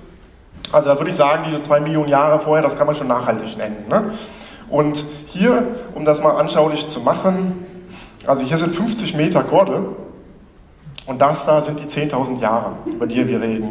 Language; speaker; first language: German; native; German